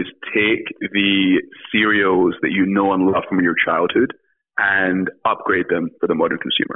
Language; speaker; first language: English; native; English